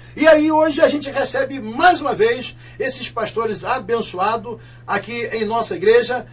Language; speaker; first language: Portuguese; native; Portuguese